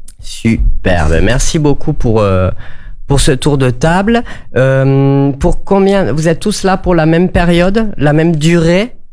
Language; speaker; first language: French; native; French